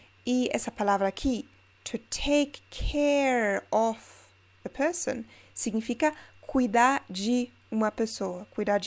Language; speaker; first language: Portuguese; non-native, fluent; German